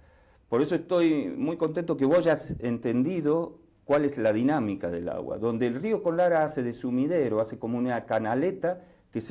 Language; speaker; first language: Spanish; native; Spanish